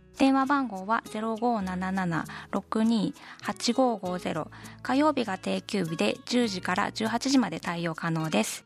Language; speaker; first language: Japanese; native; Japanese